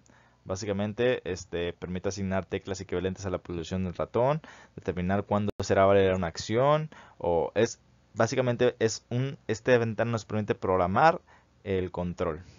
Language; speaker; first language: Spanish; native; Spanish